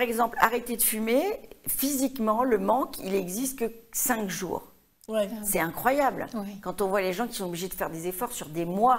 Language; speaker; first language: French; native; French